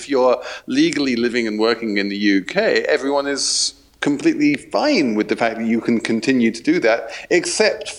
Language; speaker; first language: English; native; English